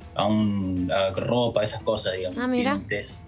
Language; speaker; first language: Spanish; native; Spanish